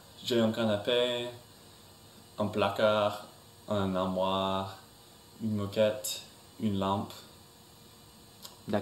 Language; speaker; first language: French; non-native, learner; English